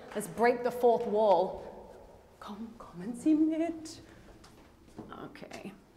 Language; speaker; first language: German; non-native, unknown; English